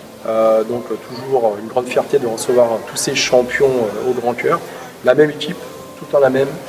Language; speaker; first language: French; native; French